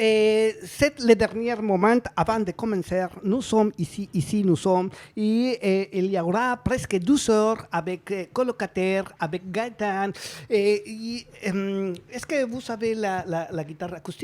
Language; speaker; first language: French; non-native, learner; Spanish